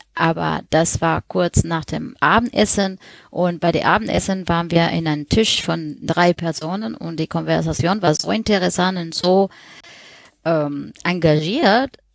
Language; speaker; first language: German; non-native, fluent; Spanish